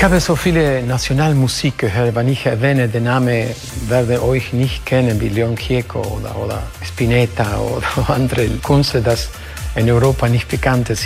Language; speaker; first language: German; non-native, fluent; Spanish